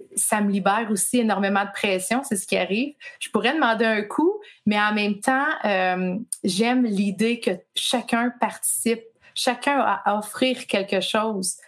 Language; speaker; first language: French; native; French